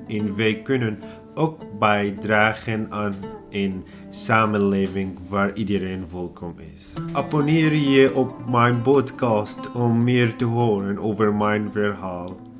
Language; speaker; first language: Dutch; non-native, learner; Arabic